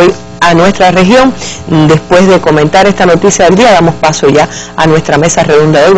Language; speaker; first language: Spanish; native; Spanish